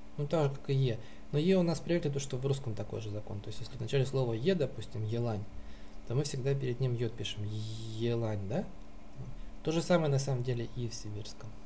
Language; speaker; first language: Russian; native; Russian